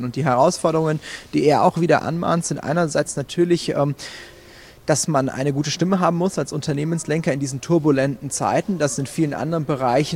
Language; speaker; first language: German; native; German